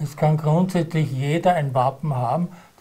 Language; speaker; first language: German; native; German